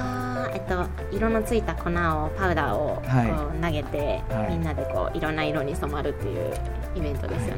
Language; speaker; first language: Japanese; native; Japanese